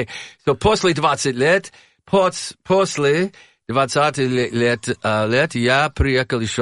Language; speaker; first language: Russian; non-native, learner; English